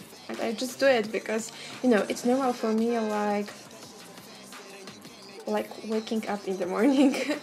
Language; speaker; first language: English; non-native, fluent; Polish